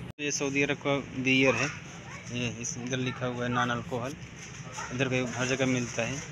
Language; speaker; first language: Hindi; native; Hindi